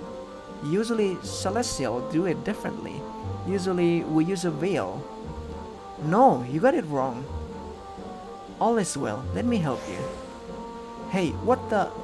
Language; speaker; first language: English; non-native, fluent; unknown